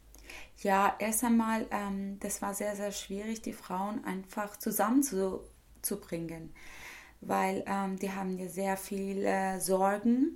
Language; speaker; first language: German; non-native, fluent; Persian